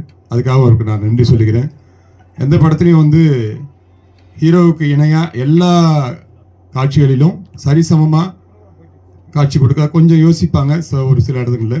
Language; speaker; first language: Tamil; native; Tamil